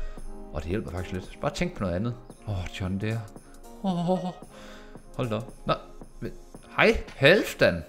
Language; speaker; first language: Danish; native; Danish